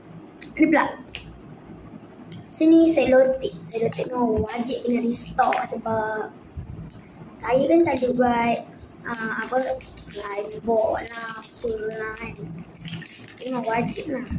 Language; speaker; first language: Malay; native; Malay